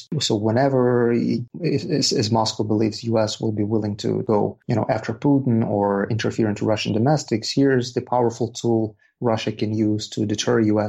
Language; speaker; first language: English; non-native, fluent; Russian